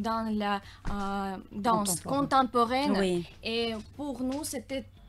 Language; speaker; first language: French; non-native, learner; Russian